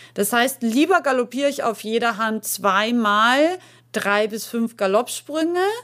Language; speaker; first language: German; native; German